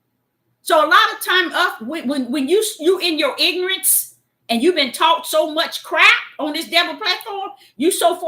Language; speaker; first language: English; native; English